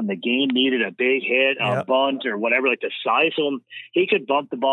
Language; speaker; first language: English; native; English